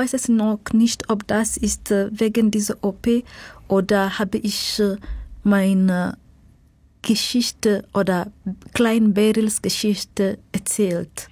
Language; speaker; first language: German; non-native, fluent; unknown